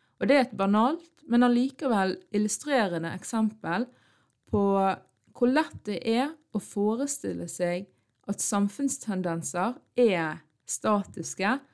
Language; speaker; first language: Norwegian; early bilingual, other home language; Arabic